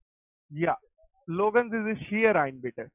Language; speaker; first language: German; non-native, learner; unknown